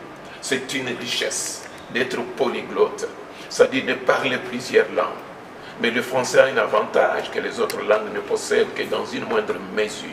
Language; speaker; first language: French; non-native, local second language; Lingala